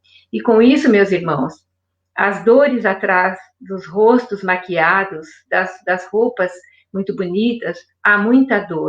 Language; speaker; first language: Portuguese; native; Portuguese